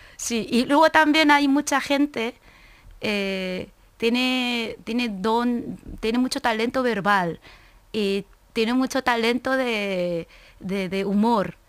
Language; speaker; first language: Spanish; non-native, fluent; Korean